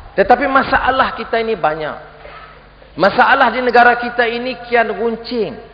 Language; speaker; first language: Malay; native; Malay